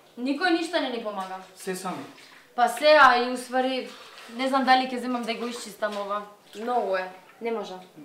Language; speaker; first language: Macedonian; native; Macedonian